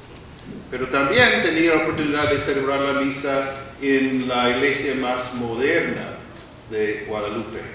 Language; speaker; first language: Spanish; non-native, fluent; English